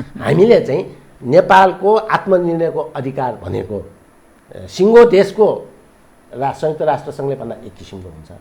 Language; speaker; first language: Nepali; non-native, local second language; Newari